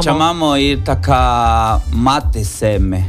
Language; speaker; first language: Latvian; non-native, learner; Spanish